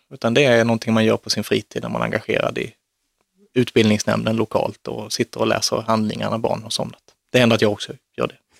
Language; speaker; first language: Swedish; native; Swedish